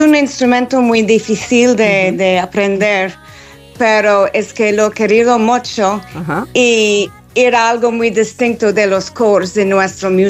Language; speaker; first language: Spanish; non-native, fluent; English